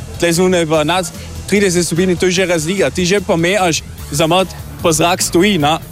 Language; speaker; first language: Slovenian; early bilingual, heritage; Slovenian